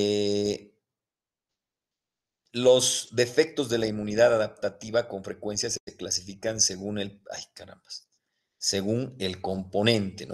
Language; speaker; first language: Spanish; native; Spanish